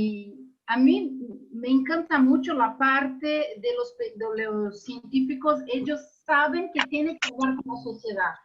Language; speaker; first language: Spanish; non-native, fluent; Portuguese